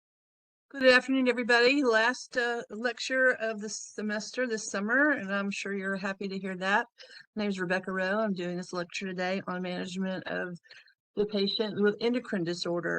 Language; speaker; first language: English; native; English